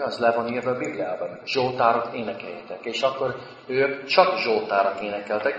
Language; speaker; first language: Hungarian; non-native, fluent; English